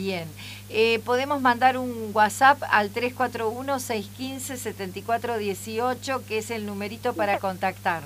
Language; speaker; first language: Spanish; native; Spanish